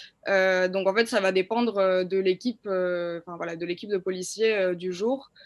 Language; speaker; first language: French; native; French